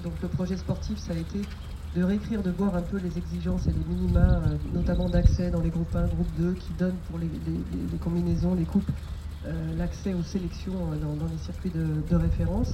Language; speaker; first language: French; native; French